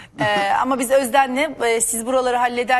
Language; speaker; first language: Turkish; native; Turkish